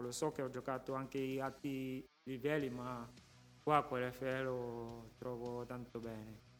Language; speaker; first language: Italian; non-native, local second language; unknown